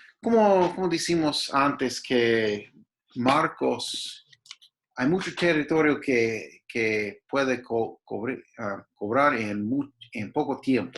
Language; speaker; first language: Spanish; non-native, fluent; English